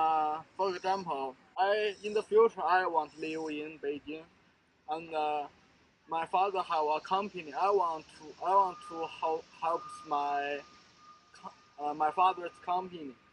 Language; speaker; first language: English; non-native, learner; Chinese